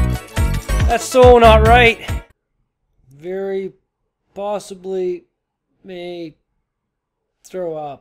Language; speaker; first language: English; native; English